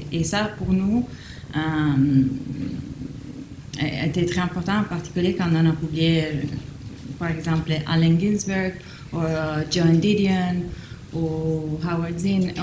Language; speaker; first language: French; non-native, fluent; Italian